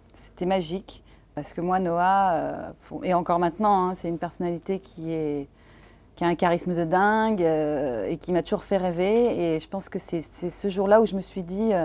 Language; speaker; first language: French; native; French